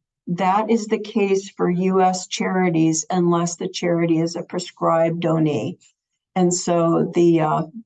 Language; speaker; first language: English; native; English